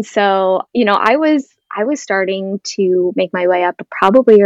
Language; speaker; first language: English; native; English